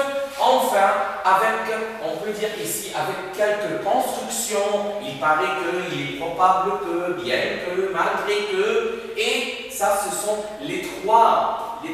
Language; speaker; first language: French; non-native, fluent; Arabic